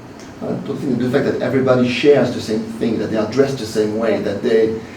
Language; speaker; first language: English; non-native, fluent; French